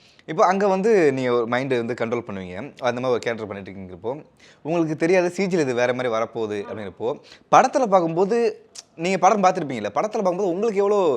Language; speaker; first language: Tamil; native; Tamil